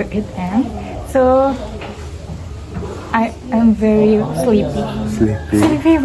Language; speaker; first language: English; non-native, learner; Indonesian